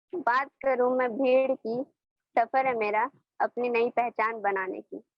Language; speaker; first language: Hindi; native; Hindi